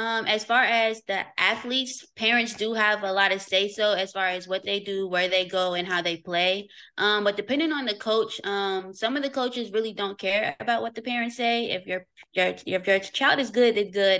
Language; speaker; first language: English; native; English